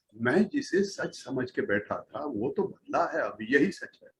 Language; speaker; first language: Hindi; non-native, local second language; Marathi